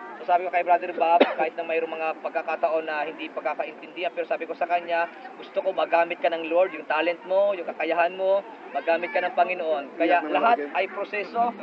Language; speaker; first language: Filipino; native; Filipino